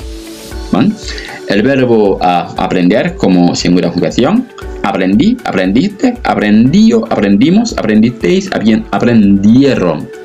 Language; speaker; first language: Spanish; non-native, fluent; French